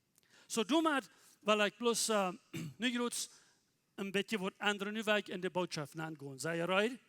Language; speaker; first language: German; non-native, learner; Plautdietsch